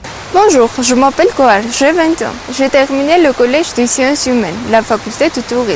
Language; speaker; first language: French; non-native, learner; Armenian